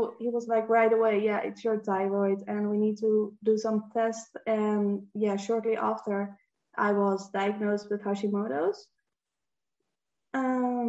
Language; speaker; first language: English; non-native, fluent; Dutch